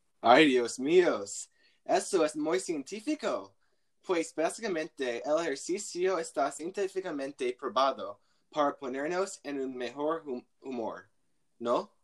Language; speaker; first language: Spanish; non-native, learner; English